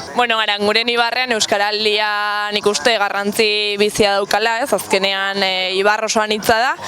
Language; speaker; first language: Basque; non-native, local second language; Spanish